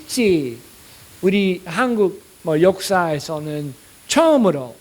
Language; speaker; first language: Korean; non-native, fluent; English